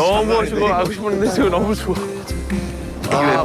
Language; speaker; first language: Korean; non-native, fluent; Italian